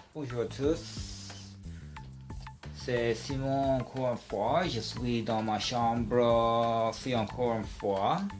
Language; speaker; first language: French; non-native, learner; English